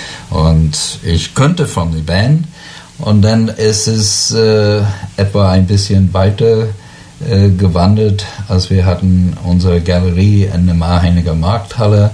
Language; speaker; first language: German; non-native, learner; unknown